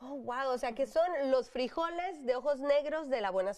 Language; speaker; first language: Spanish; native; Spanish